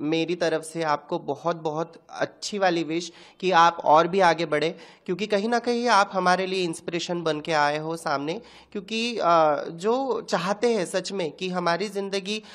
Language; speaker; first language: Hindi; non-native, local second language; Marathi